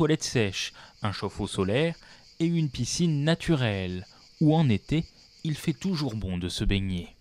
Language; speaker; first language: French; native; French